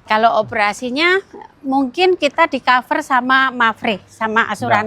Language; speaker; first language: Indonesian; native; Indonesian